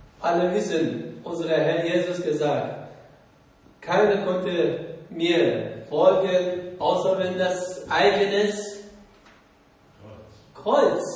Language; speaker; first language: German; non-native, learner; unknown